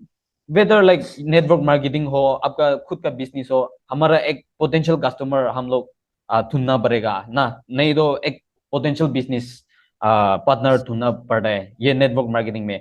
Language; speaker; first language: Hindi; non-native, local second language; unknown